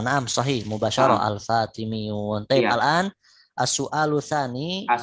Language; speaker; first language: Arabic; non-native, fluent; Indonesian